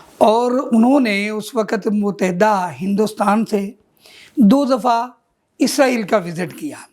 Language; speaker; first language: Urdu; non-native, local second language; Punjabi